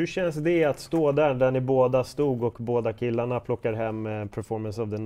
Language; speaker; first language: Swedish; native; Swedish